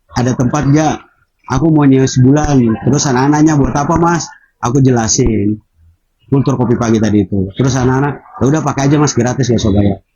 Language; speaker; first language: Indonesian; native; Indonesian